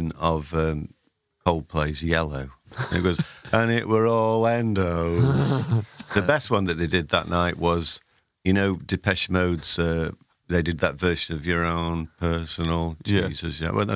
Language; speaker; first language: English; native; English